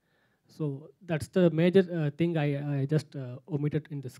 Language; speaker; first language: Telugu; non-native, learner; Tamil